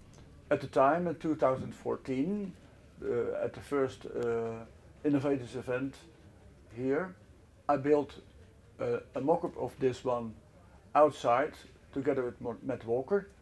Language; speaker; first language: English; non-native, fluent; Dutch